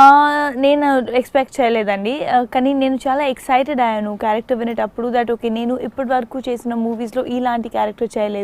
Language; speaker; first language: Telugu; non-native, fluent; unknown